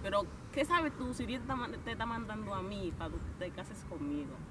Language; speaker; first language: Spanish; native; Spanish